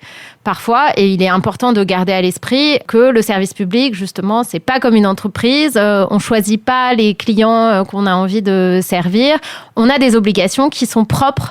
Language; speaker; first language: French; native; French